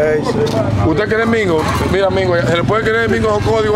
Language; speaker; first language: Spanish; native; Spanish